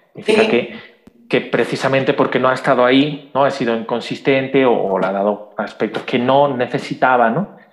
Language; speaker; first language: Spanish; native; Spanish